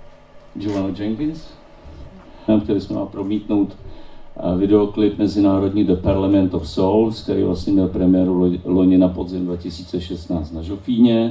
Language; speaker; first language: Czech; native; Czech